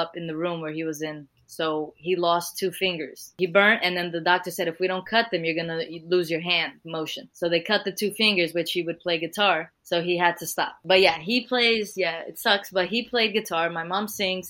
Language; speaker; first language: English; early bilingual, other home language; Portuguese